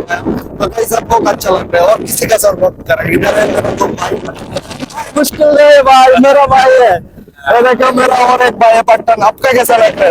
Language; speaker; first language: Hindi; non-native, learner; Bangla